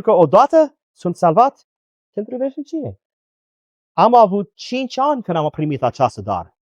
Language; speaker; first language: Romanian; non-native, learner; English